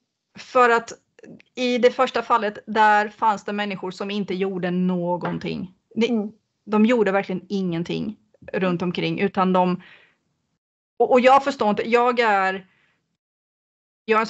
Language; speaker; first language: Swedish; native; Swedish